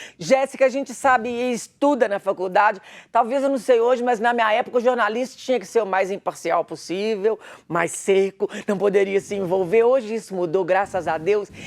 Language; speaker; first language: Portuguese; native; Portuguese